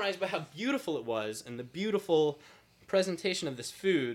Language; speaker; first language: English; native; English